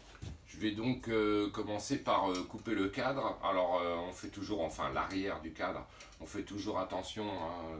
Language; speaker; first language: French; native; French